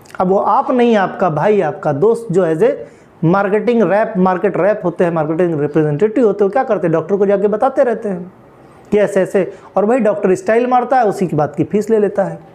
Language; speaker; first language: Hindi; native; Hindi